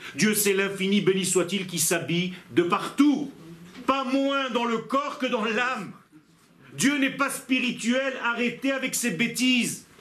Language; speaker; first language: French; non-native, fluent; Hebrew